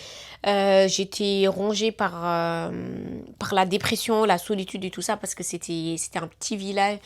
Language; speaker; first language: French; non-native, local second language; Wolof